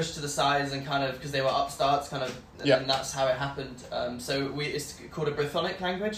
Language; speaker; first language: English; native; English